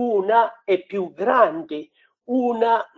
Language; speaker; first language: Italian; non-native, learner; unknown